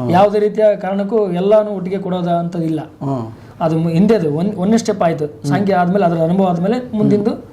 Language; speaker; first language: Kannada; native; Kannada